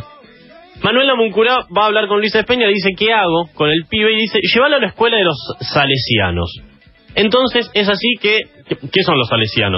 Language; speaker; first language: Spanish; native; Spanish